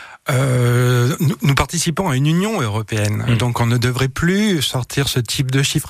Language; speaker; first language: French; native; French